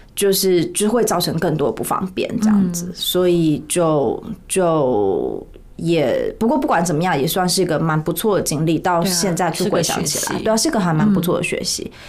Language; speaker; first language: Chinese; native; Chinese